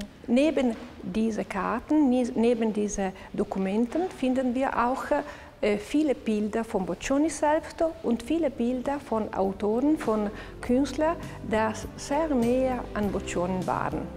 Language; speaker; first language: German; non-native, local second language; Italian